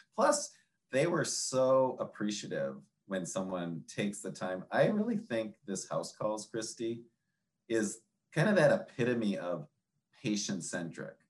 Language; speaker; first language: English; native; English